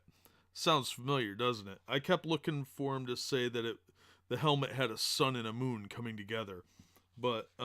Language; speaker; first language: English; native; English